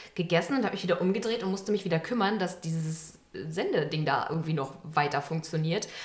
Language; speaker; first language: German; native; German